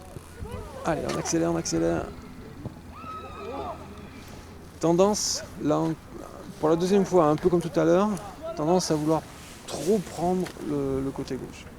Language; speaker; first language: French; native; French